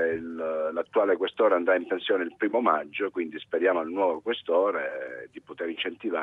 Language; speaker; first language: Italian; native; Italian